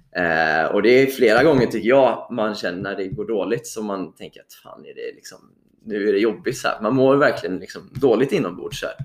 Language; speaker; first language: Swedish; native; Swedish